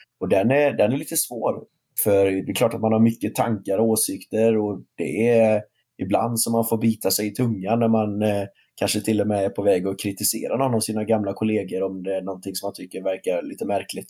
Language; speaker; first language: Swedish; native; Swedish